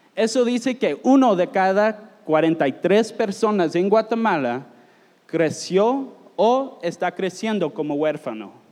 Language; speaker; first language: Spanish; non-native, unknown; English